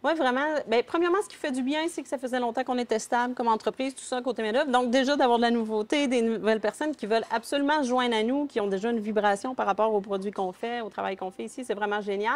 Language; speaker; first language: French; native; French